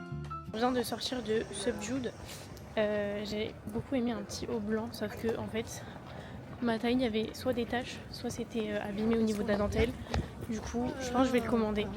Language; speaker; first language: French; native; French